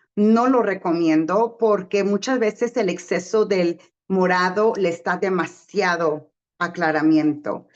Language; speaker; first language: Spanish; early bilingual, heritage; Spanish